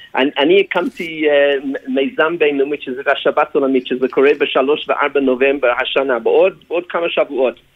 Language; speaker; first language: Hebrew; non-native, fluent; English